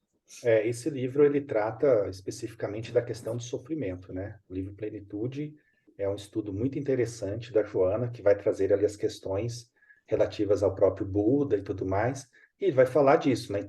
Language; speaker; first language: Portuguese; native; Portuguese